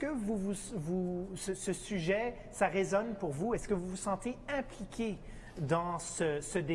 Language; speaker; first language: French; native; French